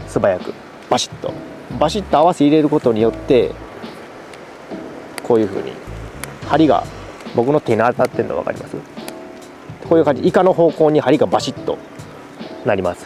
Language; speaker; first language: Japanese; native; Japanese